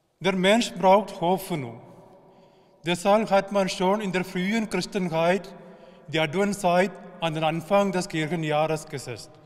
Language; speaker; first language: German; non-native, fluent; Malayalam